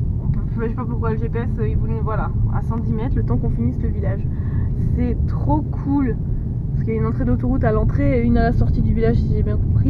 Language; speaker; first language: French; native; French